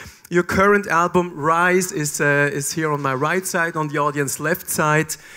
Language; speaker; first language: English; non-native, fluent; German